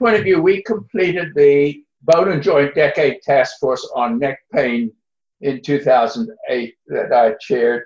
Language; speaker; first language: English; native; English